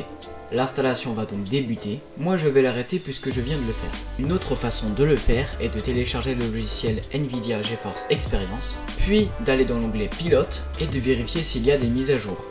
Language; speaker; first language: French; native; French